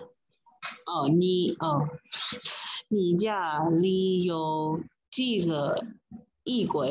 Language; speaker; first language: Chinese; non-native, learner; English